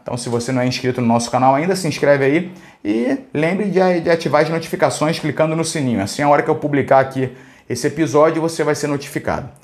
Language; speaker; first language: Portuguese; native; Portuguese